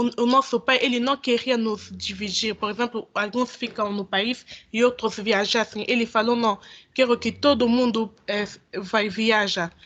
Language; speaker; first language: Portuguese; non-native, fluent; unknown